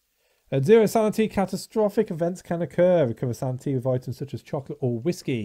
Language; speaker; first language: English; native; English